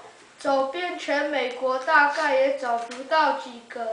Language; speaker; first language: Chinese; early bilingual, heritage; Chinese